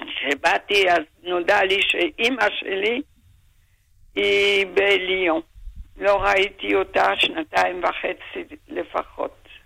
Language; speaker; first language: Hebrew; non-native, fluent; German